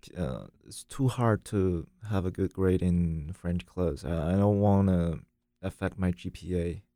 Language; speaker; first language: English; non-native, learner; Chinese